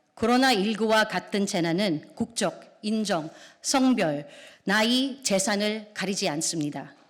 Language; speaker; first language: Korean; non-native, fluent; Filipino